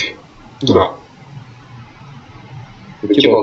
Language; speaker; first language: French; native; French